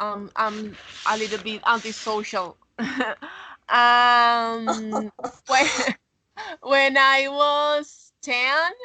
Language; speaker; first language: English; non-native, learner; Spanish